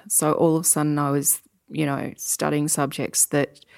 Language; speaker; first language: English; native; English